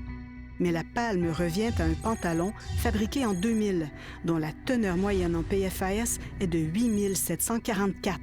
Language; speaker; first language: French; native; French